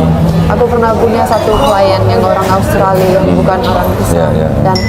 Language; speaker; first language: Indonesian; non-native, fluent; Finnish